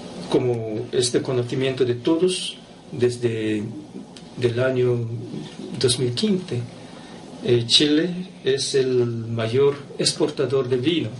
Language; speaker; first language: Spanish; non-native, fluent; Japanese